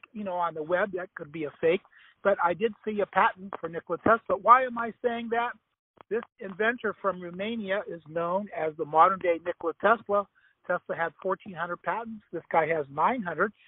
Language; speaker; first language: English; native; English